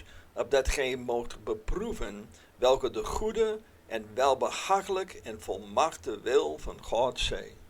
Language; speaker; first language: Dutch; non-native, fluent; English